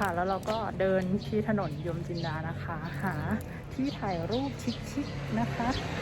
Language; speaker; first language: Thai; native; Thai